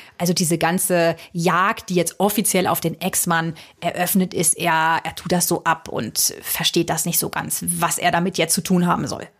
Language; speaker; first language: German; native; German